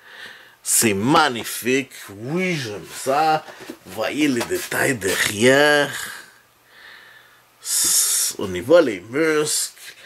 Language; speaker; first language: French; native; French